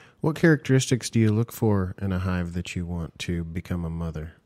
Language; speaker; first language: English; native; English